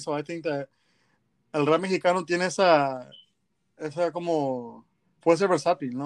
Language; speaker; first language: Spanish; early bilingual, heritage; Spanish